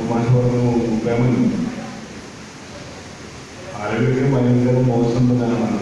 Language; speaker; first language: Malayalam; native; Malayalam